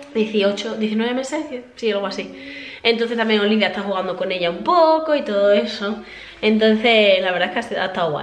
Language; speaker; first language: Spanish; native; Spanish